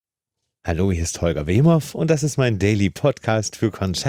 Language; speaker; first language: German; native; German